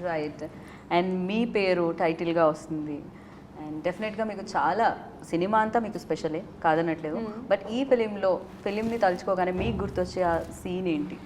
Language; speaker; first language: Telugu; native; Telugu